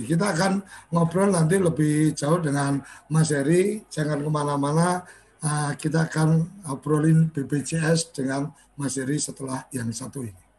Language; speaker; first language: Malay; native; Malay